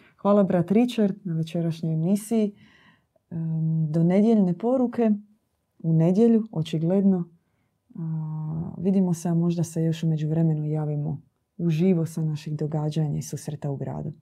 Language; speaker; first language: Croatian; native; Croatian